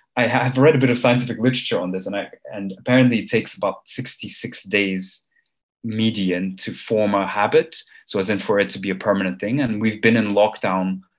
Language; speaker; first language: English; early bilingual, other home language; Armenian